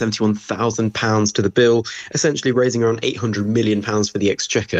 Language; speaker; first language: English; native; English